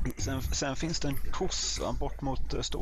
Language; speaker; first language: Swedish; native; Swedish